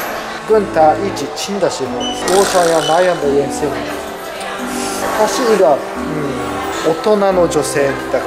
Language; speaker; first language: Chinese; non-native, learner; Japanese